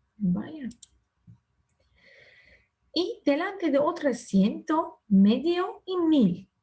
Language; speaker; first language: Spanish; non-native, fluent; Turkish